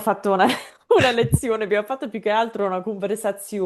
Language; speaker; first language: Italian; non-native, fluent; English